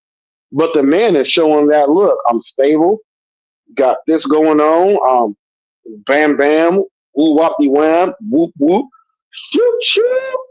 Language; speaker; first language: English; native; English